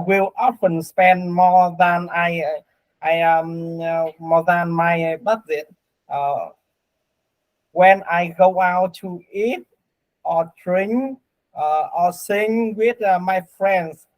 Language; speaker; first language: English; non-native, learner; Vietnamese